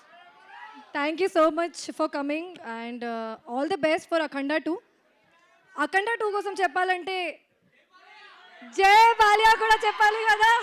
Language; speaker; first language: Telugu; non-native, learner; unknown